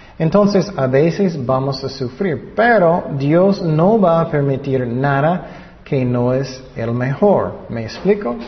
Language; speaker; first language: Spanish; non-native, fluent; English